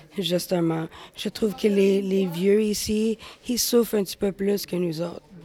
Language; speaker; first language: French; native; French